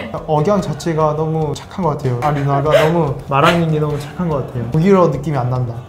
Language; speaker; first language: Korean; native; Korean